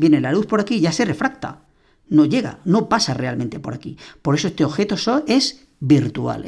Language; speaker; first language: Spanish; native; Spanish